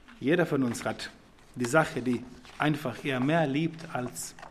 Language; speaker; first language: German; non-native, fluent; Serbian